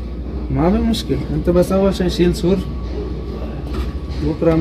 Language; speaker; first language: Arabic; non-native, learner; Bangla